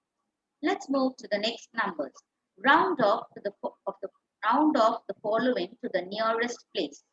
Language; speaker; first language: English; non-native, local second language; Tamil